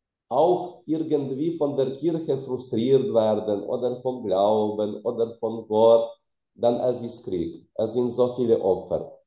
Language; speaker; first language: German; non-native, fluent; Ukrainian